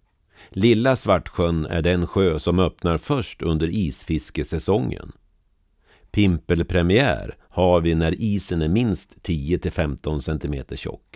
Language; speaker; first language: Swedish; native; Swedish